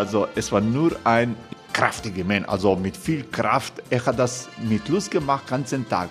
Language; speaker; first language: German; non-native, learner; Croatian